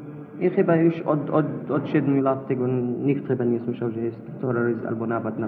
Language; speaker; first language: Polish; non-native, learner; Arabic